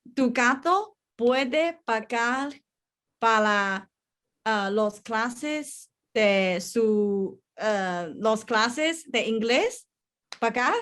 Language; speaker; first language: Spanish; non-native, learner; English